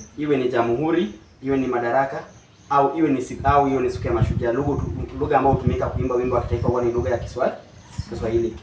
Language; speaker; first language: Swahili; non-native, local second language; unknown